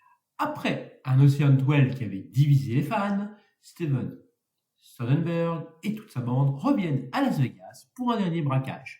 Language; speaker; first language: French; native; French